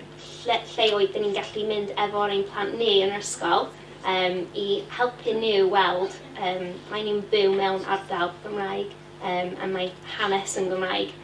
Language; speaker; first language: Welsh; non-native, learner; English